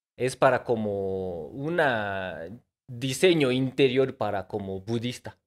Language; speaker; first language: Spanish; non-native, fluent; Japanese